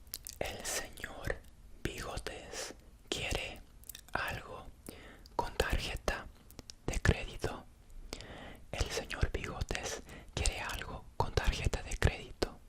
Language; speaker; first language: Spanish; non-native, learner; English